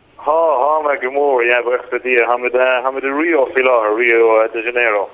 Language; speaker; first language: Irish; native; Irish